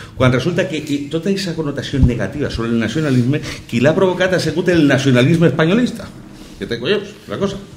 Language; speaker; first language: Spanish; non-native, local second language; Catalan